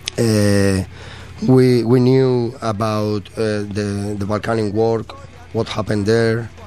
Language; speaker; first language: English; non-native, learner; Spanish